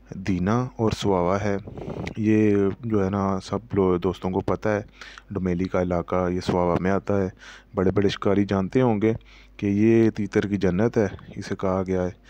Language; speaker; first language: Urdu; native; Urdu